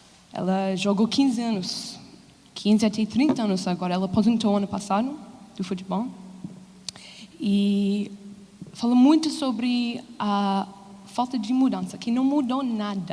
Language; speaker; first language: Portuguese; non-native, fluent; English